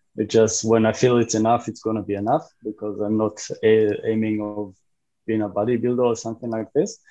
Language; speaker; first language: English; non-native, fluent; Hebrew